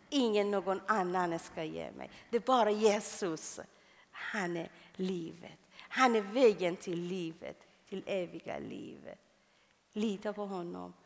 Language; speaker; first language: Swedish; non-native, fluent; Persian